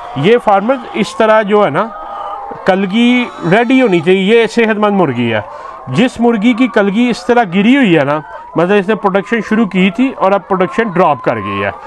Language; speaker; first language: Urdu; non-native, local second language; Punjabi